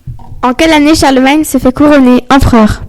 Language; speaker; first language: French; native; French